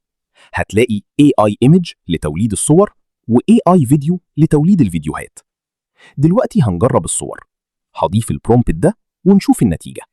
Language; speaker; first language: Arabic; native; Arabic